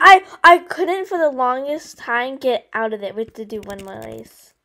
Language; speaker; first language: English; native; English